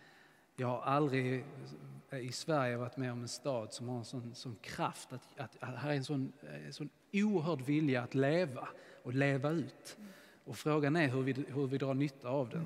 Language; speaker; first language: Swedish; native; Swedish